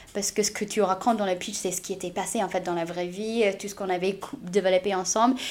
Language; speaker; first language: French; non-native, fluent; English